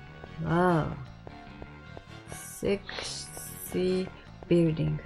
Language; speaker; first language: English; non-native, learner; Japanese